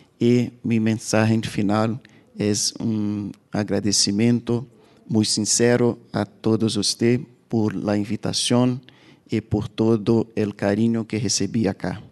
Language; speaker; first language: Portuguese; native; Portuguese